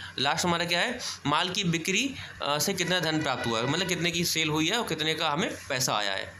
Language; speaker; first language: Hindi; native; Hindi